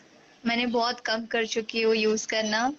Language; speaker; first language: Hindi; native; Hindi